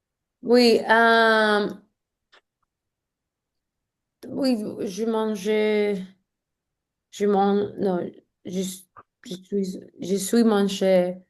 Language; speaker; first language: French; non-native, learner; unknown